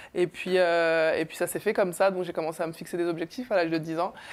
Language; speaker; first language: French; native; French